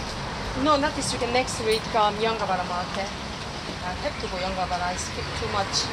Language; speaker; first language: English; non-native, learner; Korean